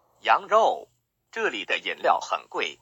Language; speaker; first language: Chinese; non-native, learner; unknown